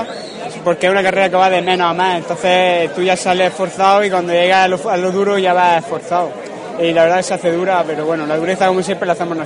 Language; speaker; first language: Spanish; native; Spanish